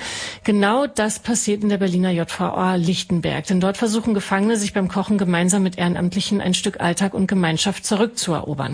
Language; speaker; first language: German; native; German